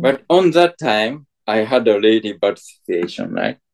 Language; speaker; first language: English; non-native, fluent; Japanese